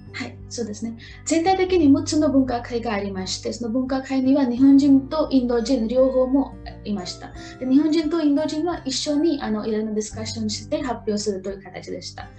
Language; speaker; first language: Japanese; non-native, fluent; Marathi